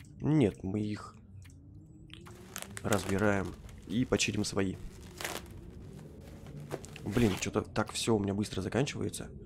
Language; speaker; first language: Russian; native; Russian